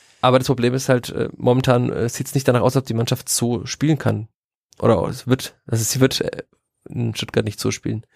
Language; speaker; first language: German; native; German